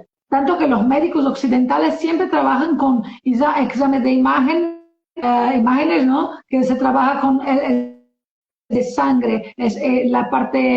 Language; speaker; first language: Spanish; non-native, learner; Portuguese